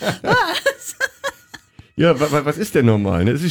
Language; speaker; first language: German; native; German